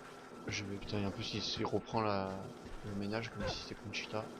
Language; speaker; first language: French; native; French